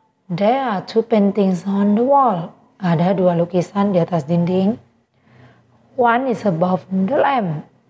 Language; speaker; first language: English; non-native, fluent; Indonesian